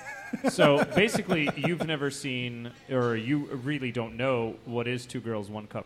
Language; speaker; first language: English; native; English